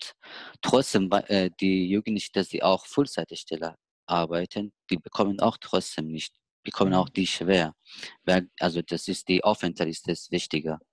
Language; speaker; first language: German; non-native, learner; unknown